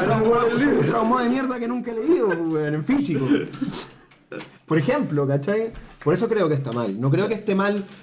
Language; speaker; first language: Spanish; native; Spanish